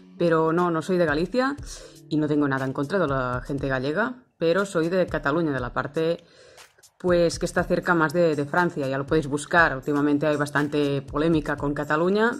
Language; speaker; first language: Spanish; non-native, local second language; Catalan